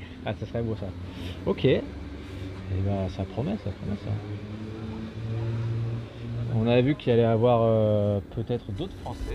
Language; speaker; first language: French; native; French